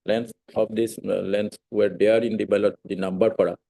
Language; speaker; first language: English; non-native, local second language; Assamese